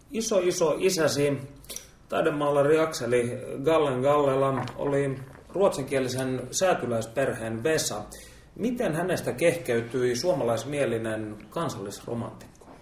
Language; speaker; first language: Finnish; native; Finnish